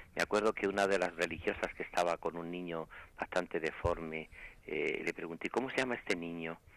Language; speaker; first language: Spanish; native; Spanish